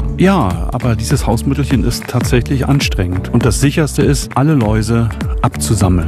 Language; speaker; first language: German; native; German